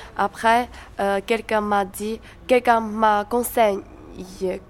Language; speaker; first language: French; non-native, learner; Chinese